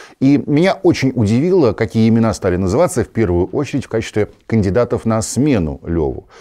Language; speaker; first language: Russian; native; Russian